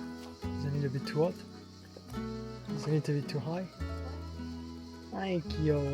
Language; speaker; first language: English; non-native, fluent; French